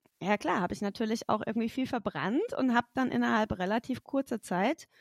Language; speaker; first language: German; native; German